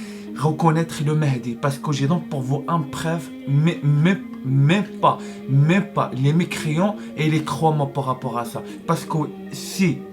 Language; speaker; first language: French; non-native, learner; Arabic